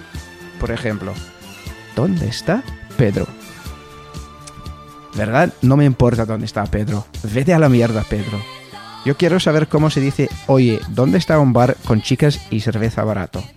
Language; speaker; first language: Spanish; non-native, fluent; English